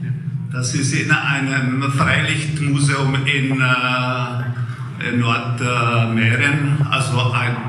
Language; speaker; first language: German; non-native, fluent; Czech